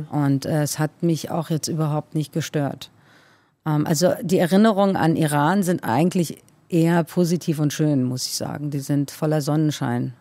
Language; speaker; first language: German; early bilingual, other home language; Persian